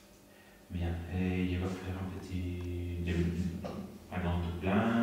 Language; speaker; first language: French; non-native, learner; Spanish